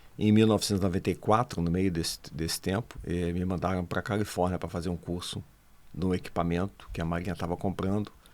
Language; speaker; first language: Portuguese; native; Portuguese